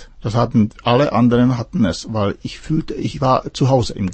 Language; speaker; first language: German; non-native, fluent; Czech